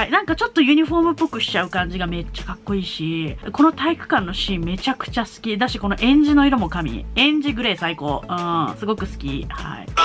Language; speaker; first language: Japanese; native; Japanese